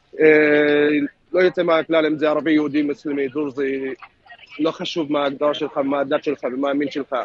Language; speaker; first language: Hebrew; non-native, local second language; Arabic